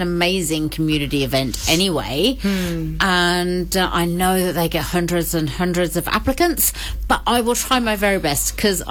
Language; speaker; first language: English; native; English